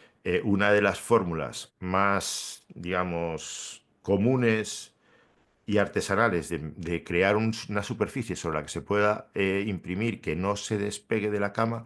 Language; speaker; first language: Spanish; native; Spanish